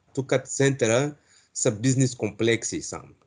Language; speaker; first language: Bulgarian; non-native, learner; English